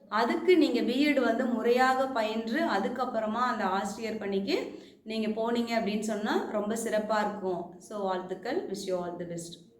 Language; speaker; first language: Tamil; native; Tamil